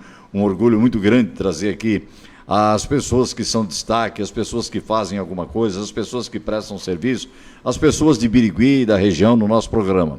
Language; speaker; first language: Portuguese; native; Portuguese